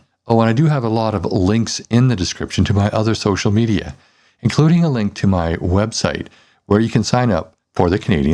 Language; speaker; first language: English; native; English